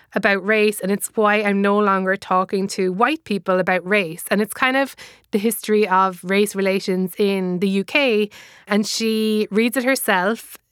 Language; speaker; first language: English; native; English